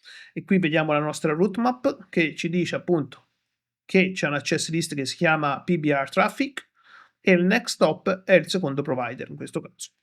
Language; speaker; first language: Italian; native; Italian